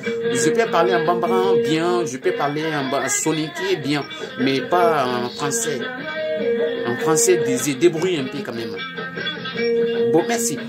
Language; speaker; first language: French; non-native, learner; Bambara